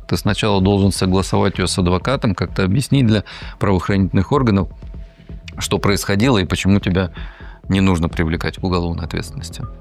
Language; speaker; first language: Russian; native; Russian